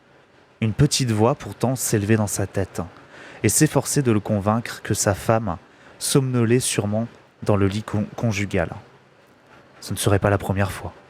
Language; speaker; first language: French; native; French